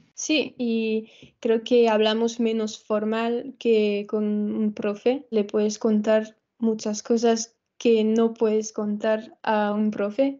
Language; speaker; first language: Spanish; non-native, fluent; French